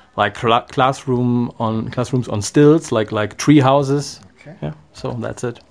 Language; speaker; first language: English; non-native, fluent; German